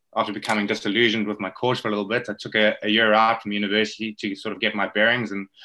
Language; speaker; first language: English; native; English